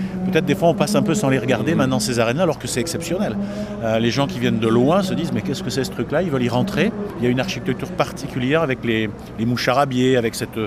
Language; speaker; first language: French; native; French